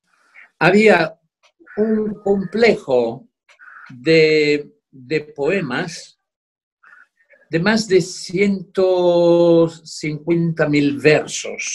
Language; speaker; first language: Spanish; non-native, fluent; Italian